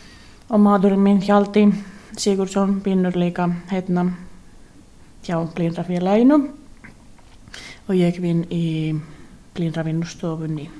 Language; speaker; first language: Icelandic; non-native, learner; Finnish